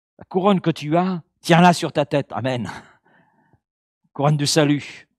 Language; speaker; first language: French; native; French